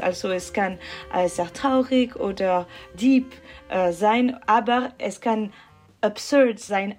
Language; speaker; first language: German; non-native, learner; French